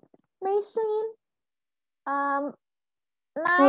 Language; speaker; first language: Chinese; non-native, fluent; Indonesian